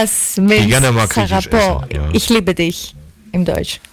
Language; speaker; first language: German; non-native, learner; Greek